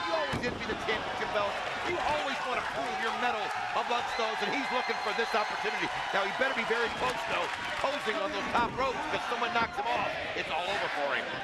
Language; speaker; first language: English; native; English